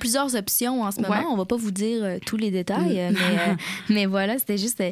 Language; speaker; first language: French; native; French